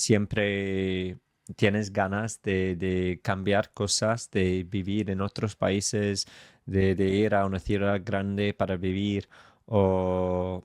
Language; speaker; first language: Spanish; non-native, fluent; English